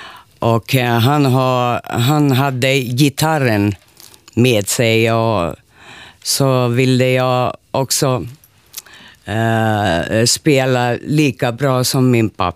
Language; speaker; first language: Swedish; non-native, local second language; Finnish